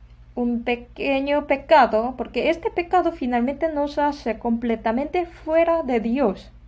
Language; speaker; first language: Spanish; non-native, fluent; Korean